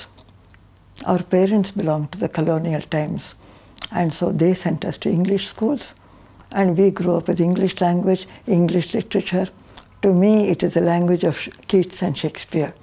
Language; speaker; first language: English; non-native, local second language; Tamil